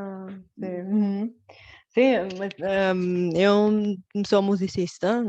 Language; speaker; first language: Portuguese; non-native, learner; Bulgarian